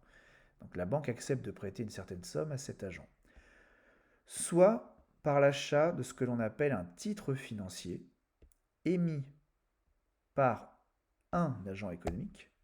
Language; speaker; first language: French; native; French